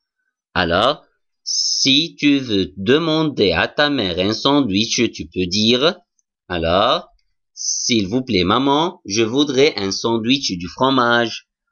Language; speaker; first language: French; non-native, fluent; Arabic